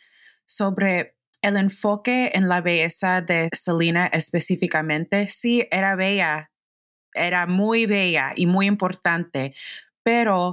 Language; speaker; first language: Spanish; early bilingual, heritage; English